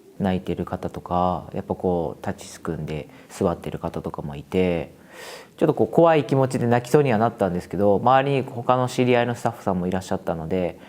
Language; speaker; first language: Japanese; native; Japanese